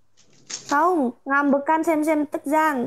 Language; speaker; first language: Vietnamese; non-native, learner; Indonesian